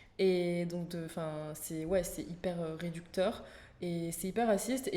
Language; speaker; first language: French; native; French